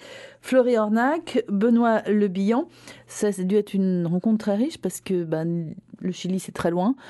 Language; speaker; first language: French; native; French